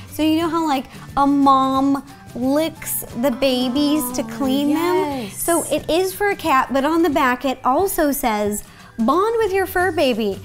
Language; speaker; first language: English; native; English